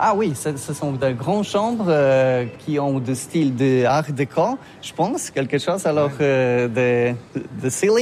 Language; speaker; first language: French; non-native, learner; Polish